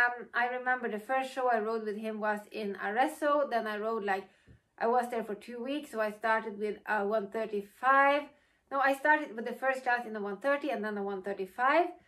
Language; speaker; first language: English; non-native, fluent; Norwegian